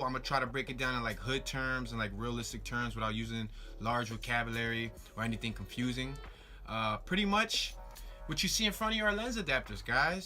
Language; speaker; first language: English; native; English